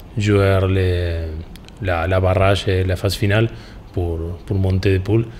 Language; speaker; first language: French; non-native, fluent; Spanish